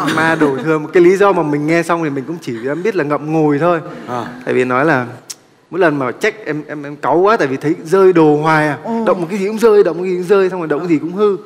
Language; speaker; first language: Vietnamese; native; Vietnamese